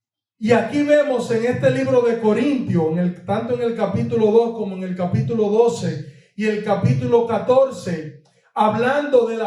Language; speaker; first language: Spanish; native; Spanish